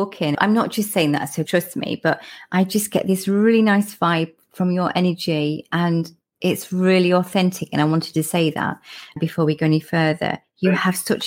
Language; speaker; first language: English; native; English